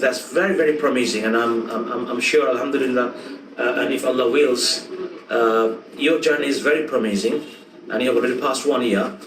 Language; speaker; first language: English; non-native, local second language; Bangla